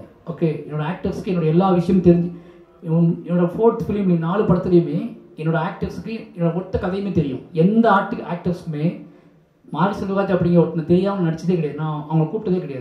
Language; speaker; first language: Tamil; native; Tamil